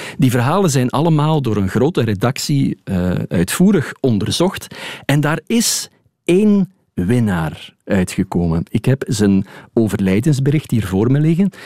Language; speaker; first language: Dutch; native; Dutch